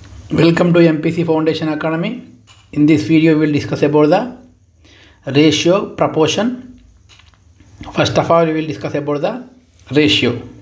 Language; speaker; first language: English; non-native, local second language; Telugu